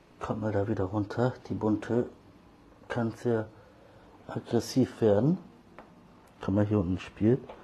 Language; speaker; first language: German; early bilingual, other home language; Turkish